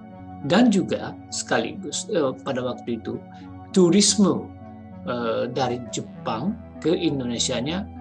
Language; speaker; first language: Indonesian; non-native, fluent; Japanese